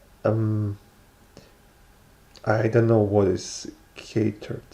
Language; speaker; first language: English; non-native, learner; Russian